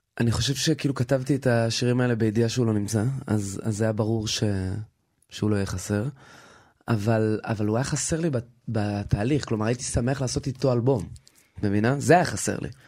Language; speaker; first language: Hebrew; native; Hebrew